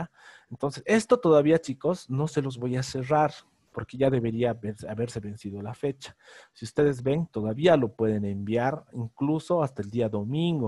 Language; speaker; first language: Spanish; native; Spanish